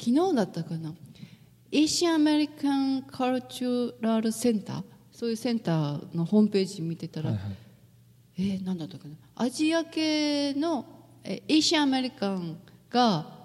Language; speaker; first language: Japanese; native; Japanese